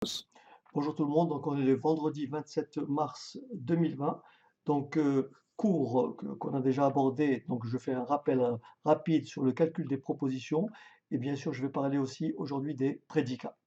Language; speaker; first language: French; native; French